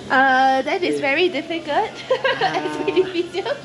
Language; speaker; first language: English; non-native, fluent; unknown